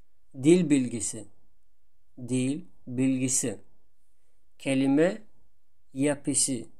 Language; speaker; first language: Turkish; non-native, fluent; Tajik